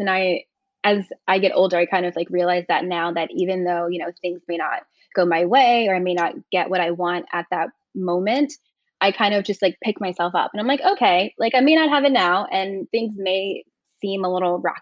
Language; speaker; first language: English; native; English